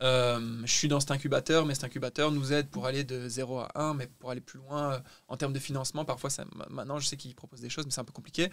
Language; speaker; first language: French; native; French